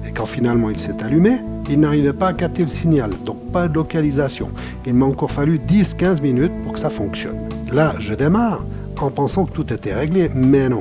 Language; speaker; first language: French; native; French